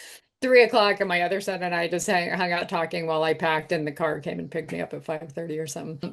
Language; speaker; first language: English; native; English